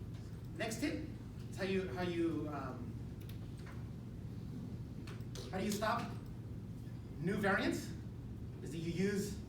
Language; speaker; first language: English; non-native, fluent; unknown